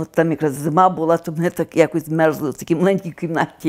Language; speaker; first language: Ukrainian; early bilingual, heritage; Ukrainian